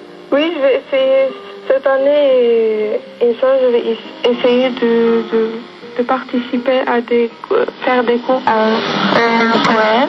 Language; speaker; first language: French; non-native, local second language; Arabic